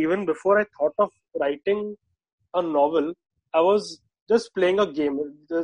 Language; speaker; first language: English; non-native, local second language; Marathi